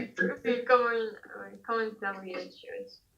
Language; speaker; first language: French; non-native, learner; English